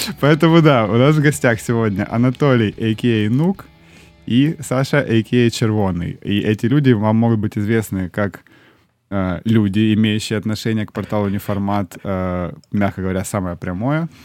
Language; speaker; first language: Russian; native; Russian